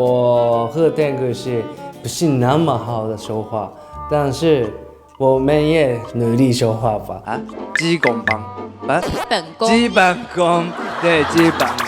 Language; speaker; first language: Chinese; non-native, learner; Japanese